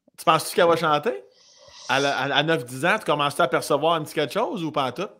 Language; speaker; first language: French; native; French